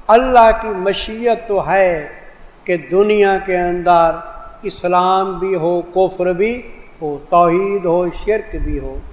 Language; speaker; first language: Urdu; non-native, local second language; Saraiki